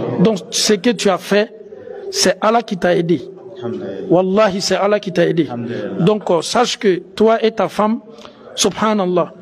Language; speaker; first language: French; non-native, local second language; Bambara